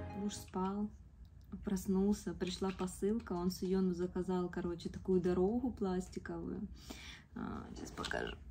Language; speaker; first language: Russian; native; Russian